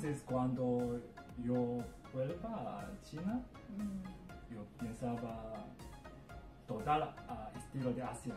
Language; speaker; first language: Spanish; non-native, learner; Chinese